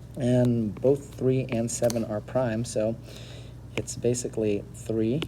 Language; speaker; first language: English; native; English